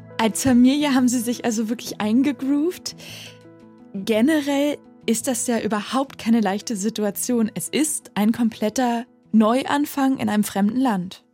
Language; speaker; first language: German; native; German